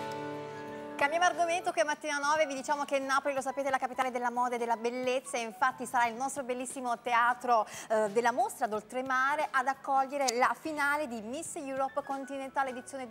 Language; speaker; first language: Italian; native; Italian